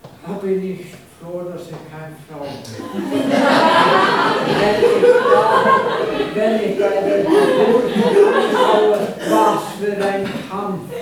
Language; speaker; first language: German; non-native, fluent; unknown